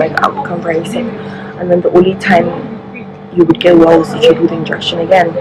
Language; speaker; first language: English; non-native, local second language; Hausa